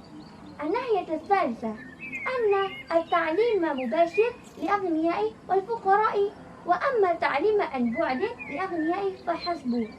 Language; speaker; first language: Arabic; non-native, fluent; Indonesian